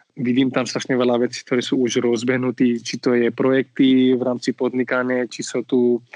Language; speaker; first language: Slovak; non-native, fluent; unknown